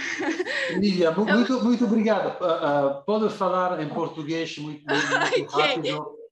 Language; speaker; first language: Portuguese; non-native, fluent; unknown